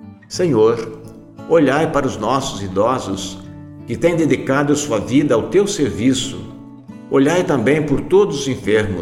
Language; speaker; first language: Portuguese; native; Portuguese